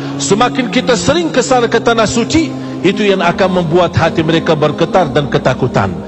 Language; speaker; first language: Malay; non-native, fluent; Arabic